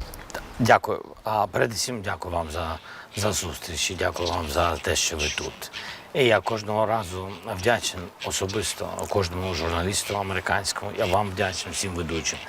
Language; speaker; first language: Ukrainian; non-native, local second language; Russian